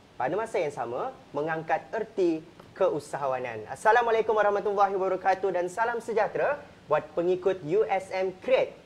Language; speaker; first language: Malay; native; Malay